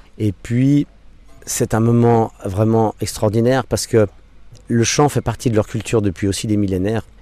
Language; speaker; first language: French; non-native, local second language; English